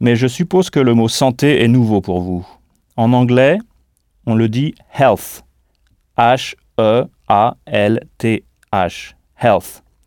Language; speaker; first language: French; native; French